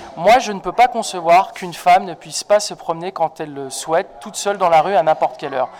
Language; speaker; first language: French; native; French